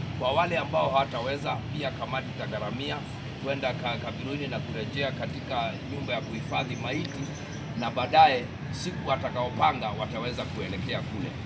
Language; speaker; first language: Swahili; non-native, local second language; Kikuyu